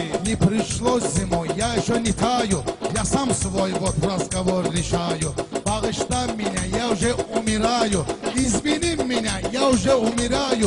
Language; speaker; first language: Russian; non-native, learner; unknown